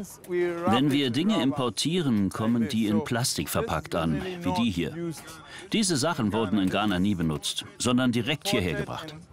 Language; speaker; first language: German; native; German